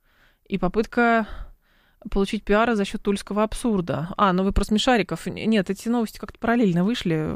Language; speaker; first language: Russian; native; Russian